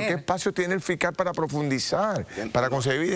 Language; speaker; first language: Spanish; native; Spanish